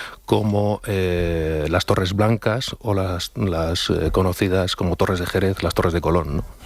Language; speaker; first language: Spanish; native; Spanish